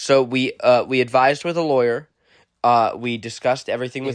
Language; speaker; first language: English; native; English